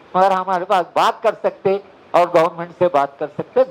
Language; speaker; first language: Hindi; non-native, local second language; Telugu